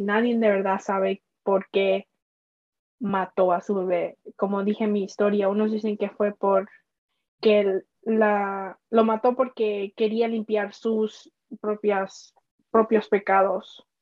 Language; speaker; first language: Spanish; early bilingual, heritage; Spanish